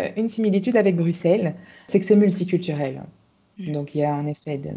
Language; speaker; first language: French; native; French